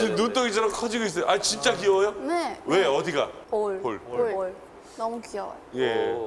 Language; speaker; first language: Korean; native; Korean